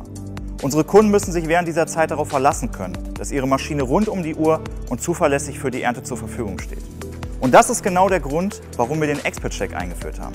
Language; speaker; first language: German; native; German